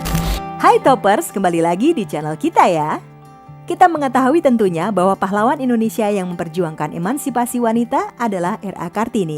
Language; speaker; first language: Indonesian; native; Indonesian